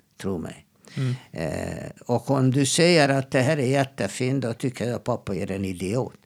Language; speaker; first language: Swedish; non-native, fluent; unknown